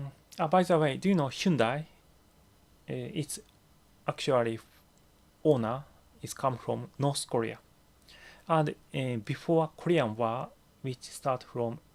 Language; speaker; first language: English; non-native, learner; Japanese